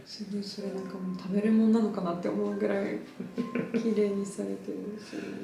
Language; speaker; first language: Japanese; non-native, fluent; Polish